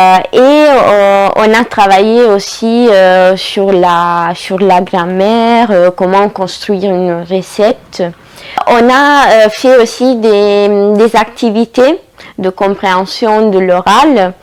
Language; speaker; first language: French; non-native, fluent; Italian